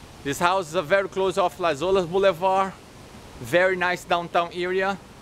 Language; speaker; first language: English; non-native, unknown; Portuguese